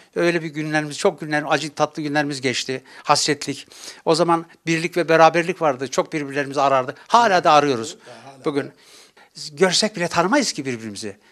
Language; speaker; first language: Turkish; native; Turkish